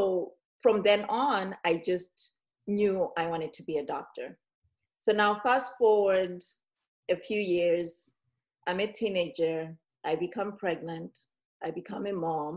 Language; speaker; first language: English; non-native, local second language; Shona